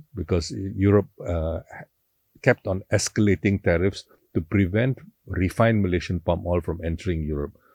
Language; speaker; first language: English; non-native, local second language; Tamil